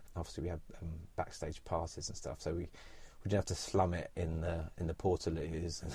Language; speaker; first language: English; native; English